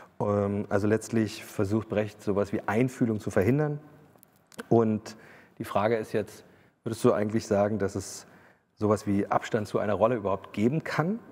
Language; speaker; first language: German; native; German